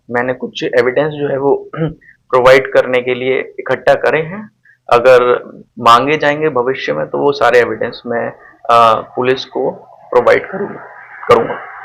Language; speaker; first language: Hindi; native; Hindi